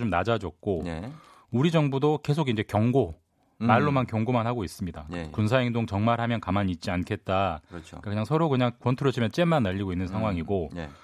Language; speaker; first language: Korean; native; Korean